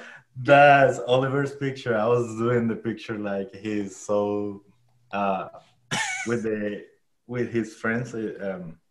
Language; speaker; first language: English; non-native, fluent; Spanish